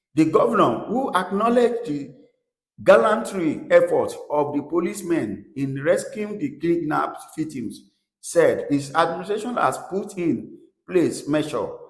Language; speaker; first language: English; non-native, local second language; Yoruba